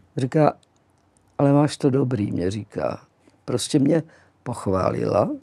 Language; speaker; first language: Czech; early bilingual, other home language; Greek